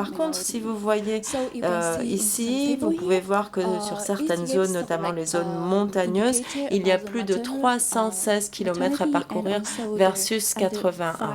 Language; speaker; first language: French; non-native, fluent; Vietnamese